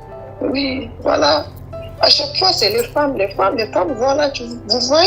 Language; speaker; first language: French; non-native, learner; Arabic